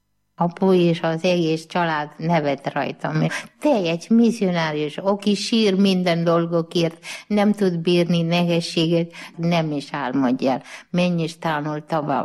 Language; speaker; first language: Hungarian; non-native, learner; Malayalam